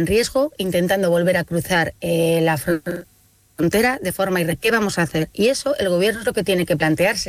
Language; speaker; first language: Spanish; native; Spanish